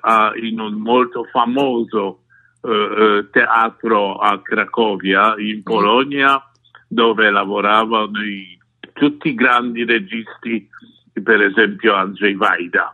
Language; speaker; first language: Italian; non-native, fluent; Polish